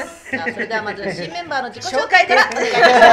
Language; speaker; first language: Japanese; native; Japanese